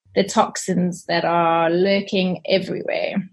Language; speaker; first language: English; native; English